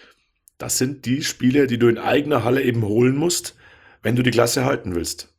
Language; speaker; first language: German; native; German